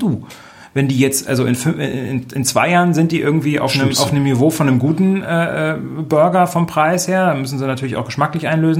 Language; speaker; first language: German; native; German